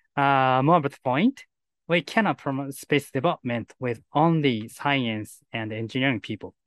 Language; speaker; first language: English; non-native, fluent; Japanese